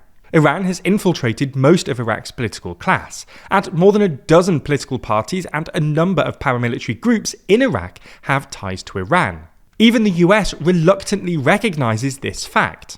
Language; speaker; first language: English; native; English